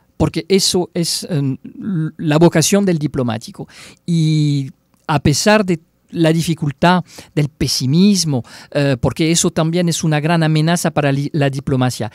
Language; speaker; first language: Spanish; non-native, fluent; French